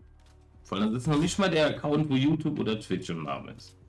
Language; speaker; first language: German; native; German